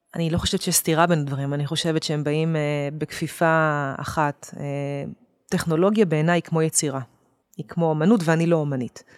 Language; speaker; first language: Hebrew; native; Hebrew